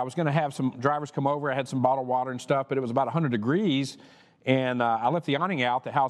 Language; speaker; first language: English; native; English